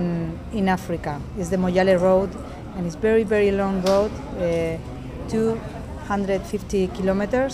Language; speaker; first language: English; non-native, learner; Spanish